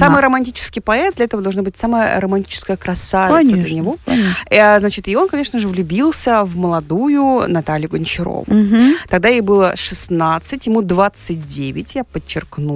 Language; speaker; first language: Russian; native; Russian